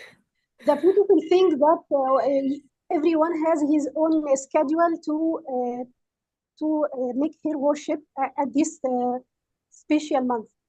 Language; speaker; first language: English; non-native, fluent; Arabic